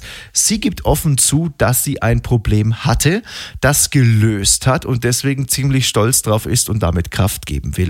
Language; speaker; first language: German; native; German